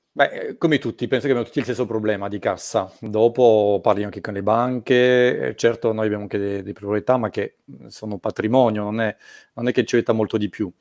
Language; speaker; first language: Italian; non-native, fluent; French